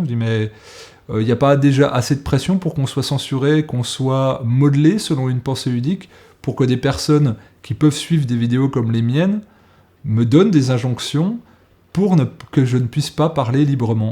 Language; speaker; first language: French; native; French